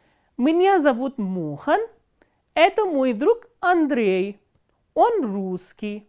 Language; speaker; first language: Russian; non-native, fluent; Hindi